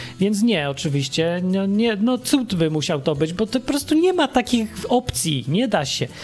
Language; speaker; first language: Polish; native; Polish